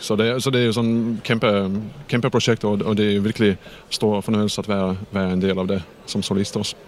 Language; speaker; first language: Danish; non-native, fluent; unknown